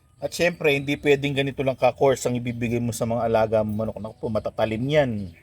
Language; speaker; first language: Filipino; native; Filipino